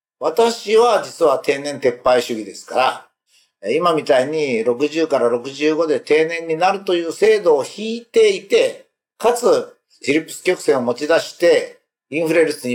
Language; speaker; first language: Japanese; native; Japanese